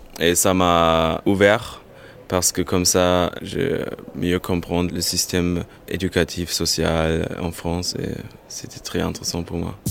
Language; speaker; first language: French; non-native, fluent; German